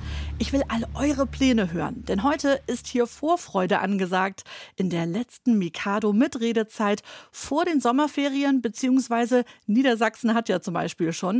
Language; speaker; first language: German; native; German